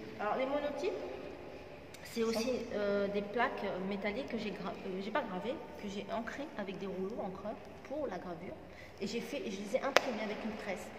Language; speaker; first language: French; non-native, local second language; Arabic